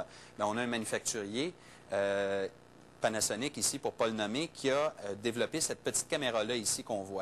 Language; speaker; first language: French; native; French